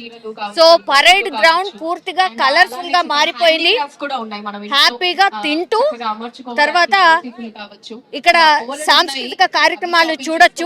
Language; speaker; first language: Telugu; native; Telugu